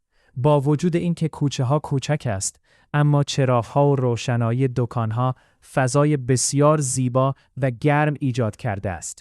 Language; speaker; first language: Persian; native; Persian